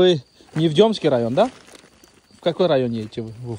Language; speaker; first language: Russian; non-native, fluent; Uzbek